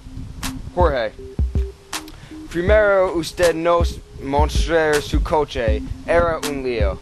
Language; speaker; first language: Spanish; non-native, learner; English